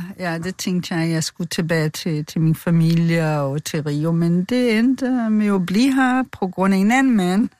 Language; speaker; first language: Danish; non-native, fluent; Portuguese